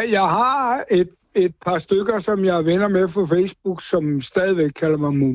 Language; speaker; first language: Danish; native; Danish